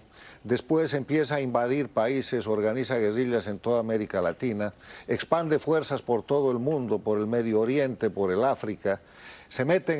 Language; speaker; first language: Spanish; native; Spanish